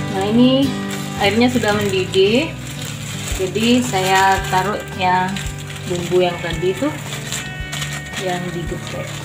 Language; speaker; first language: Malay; non-native, local second language; Madurese